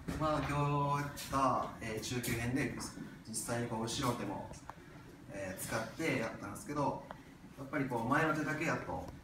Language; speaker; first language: Japanese; native; Japanese